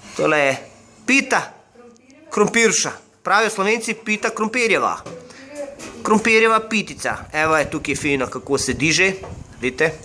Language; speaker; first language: Slovenian; early bilingual, other home language; Serbian